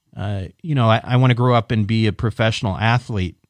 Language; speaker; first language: English; native; English